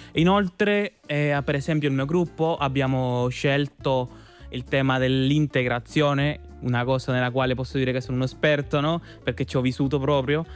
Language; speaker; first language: Italian; non-native, fluent; Spanish